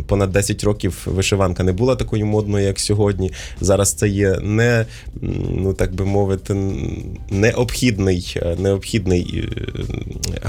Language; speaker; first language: Ukrainian; native; Ukrainian